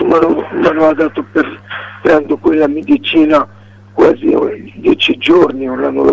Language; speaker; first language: Italian; non-native, learner; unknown